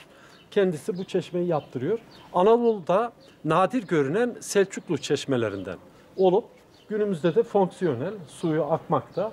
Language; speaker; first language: Turkish; native; Turkish